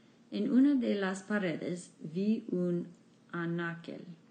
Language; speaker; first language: Spanish; non-native, fluent; English